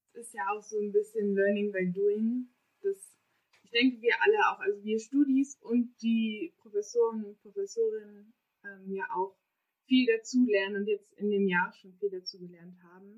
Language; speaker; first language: German; native; German